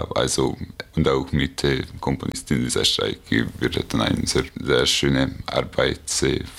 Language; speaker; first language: German; non-native, learner; Hungarian